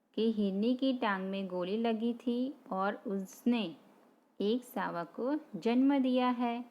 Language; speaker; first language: Hindi; non-native, local second language; Gujarati